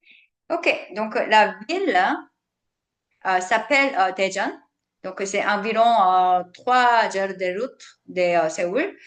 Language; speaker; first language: French; non-native, fluent; Korean